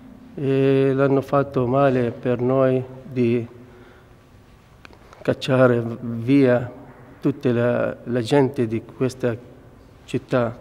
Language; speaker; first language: Italian; non-native, fluent; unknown